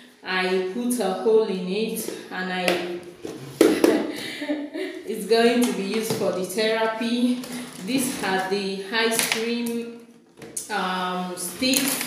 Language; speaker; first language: English; non-native, local second language; Igbo